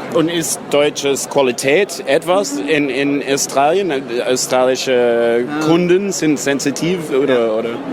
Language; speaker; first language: German; non-native, learner; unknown